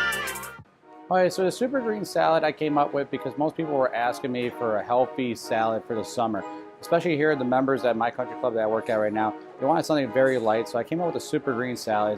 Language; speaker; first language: English; native; English